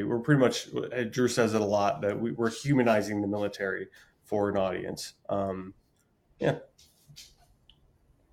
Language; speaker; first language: English; native; English